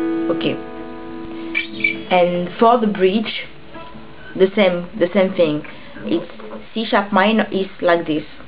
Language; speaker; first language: English; non-native, learner; French